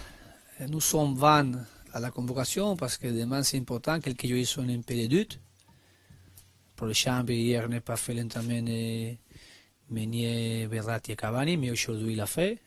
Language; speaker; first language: French; non-native, learner; Spanish